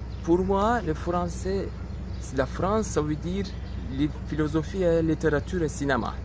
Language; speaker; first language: French; non-native, local second language; Turkish